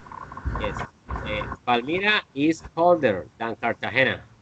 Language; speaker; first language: English; non-native, learner; Spanish